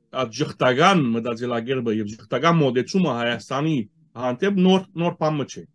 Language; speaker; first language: Armenian; early bilingual, heritage; Armenian